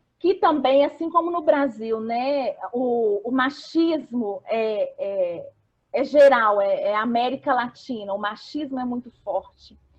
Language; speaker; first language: Portuguese; native; Portuguese